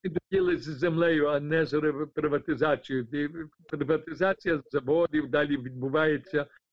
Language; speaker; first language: Ukrainian; early bilingual, heritage; Ukrainian